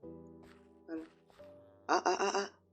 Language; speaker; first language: French; native; French